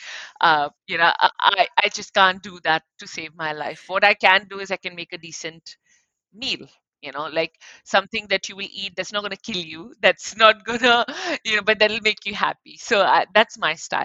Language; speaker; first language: English; non-native, local second language; Punjabi